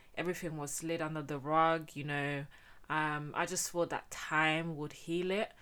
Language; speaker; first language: English; early bilingual, heritage; Spanish